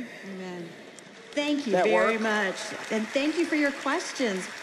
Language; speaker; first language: English; native; English